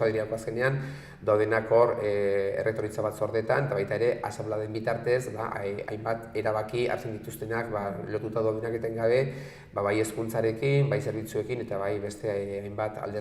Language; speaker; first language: Basque; native; Basque